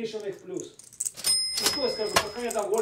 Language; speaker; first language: Russian; native; Russian